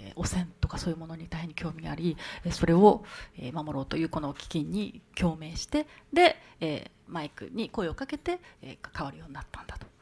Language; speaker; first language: Japanese; native; Japanese